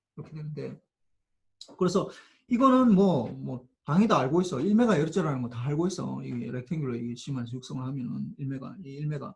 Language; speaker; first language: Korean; native; Korean